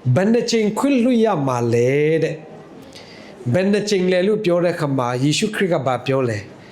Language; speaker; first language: Burmese; non-native, local second language; Hakha Chin